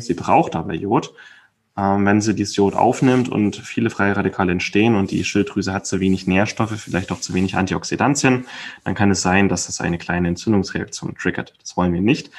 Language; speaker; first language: German; native; German